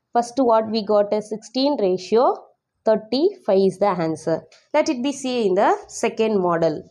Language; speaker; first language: English; non-native, local second language; Tamil